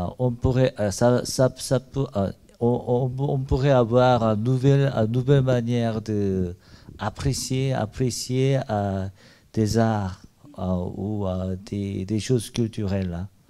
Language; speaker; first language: French; non-native, learner; Korean